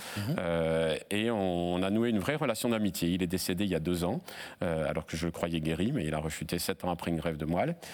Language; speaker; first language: French; native; French